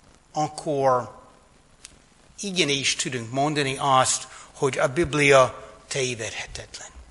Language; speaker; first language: Hungarian; non-native, fluent; English